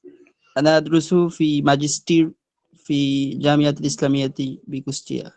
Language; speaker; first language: Arabic; non-native, learner; Bangla